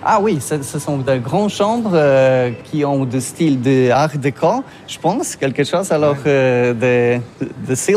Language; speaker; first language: French; non-native, learner; Polish